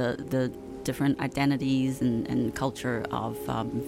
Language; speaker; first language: English; non-native, local second language; Cantonese